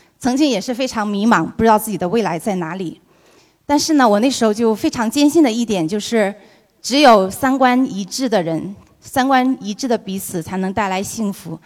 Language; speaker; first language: Chinese; native; Chinese